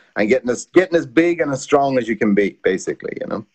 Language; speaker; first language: English; native; English